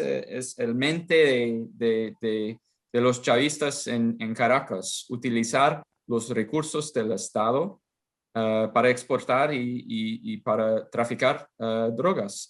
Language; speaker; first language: Spanish; non-native, fluent; English